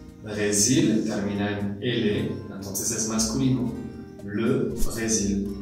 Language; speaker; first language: Spanish; non-native, fluent; French